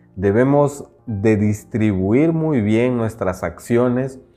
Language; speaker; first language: Spanish; non-native, local second language; Nahuatl languages